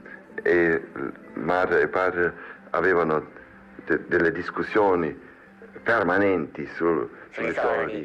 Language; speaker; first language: Italian; non-native, learner; French